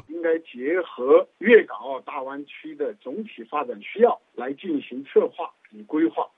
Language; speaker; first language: Chinese; native; Chinese